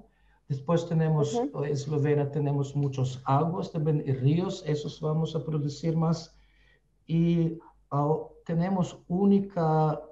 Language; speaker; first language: Spanish; non-native, fluent; Slovenian